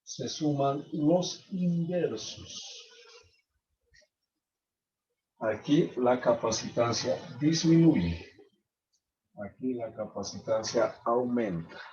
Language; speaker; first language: Spanish; native; Spanish